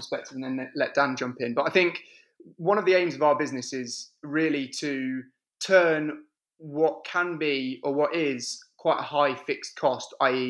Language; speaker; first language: English; native; English